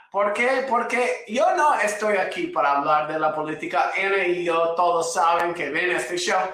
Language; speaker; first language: Spanish; non-native, fluent; English